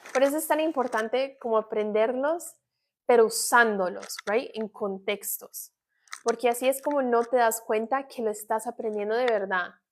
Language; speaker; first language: Spanish; non-native, fluent; English